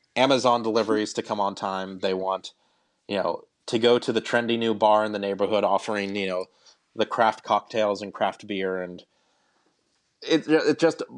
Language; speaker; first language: English; native; English